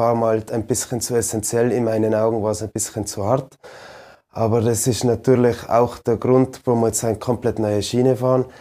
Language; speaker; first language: German; native; German